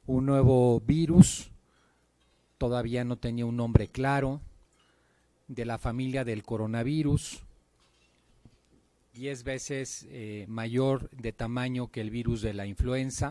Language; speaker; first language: Spanish; native; Spanish